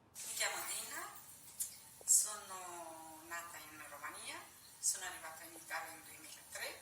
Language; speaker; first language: Italian; non-native, fluent; Romanian